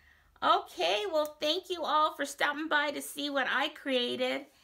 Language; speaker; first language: English; native; English